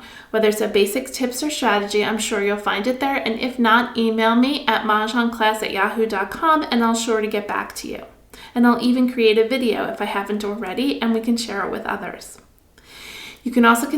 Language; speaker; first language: English; native; English